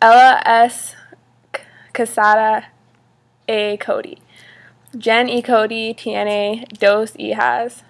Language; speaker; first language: Spanish; non-native, learner; English